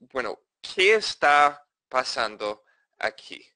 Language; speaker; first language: Spanish; non-native, fluent; English